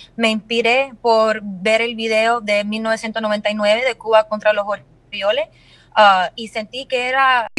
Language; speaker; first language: Spanish; early bilingual, heritage; Spanish